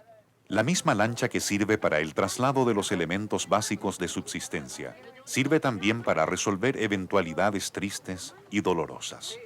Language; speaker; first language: Spanish; native; Spanish